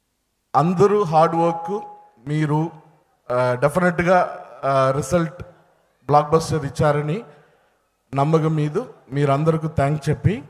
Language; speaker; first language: Telugu; non-native, learner; Tamil